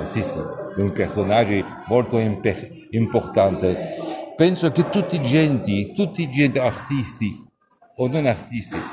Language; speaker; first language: Italian; non-native, fluent; French